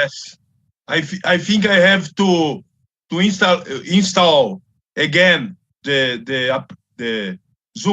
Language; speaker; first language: English; non-native, learner; Portuguese